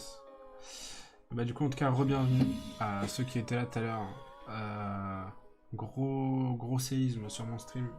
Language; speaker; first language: French; native; French